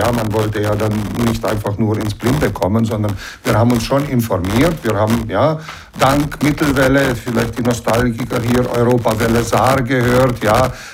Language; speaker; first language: German; early bilingual, heritage; German